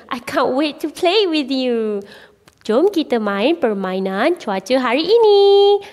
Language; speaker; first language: English; non-native, local second language; Malay